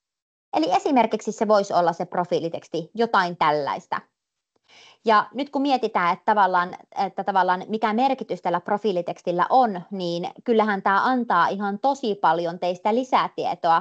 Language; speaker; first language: Finnish; native; Finnish